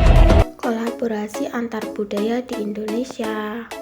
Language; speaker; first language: Indonesian; native; Indonesian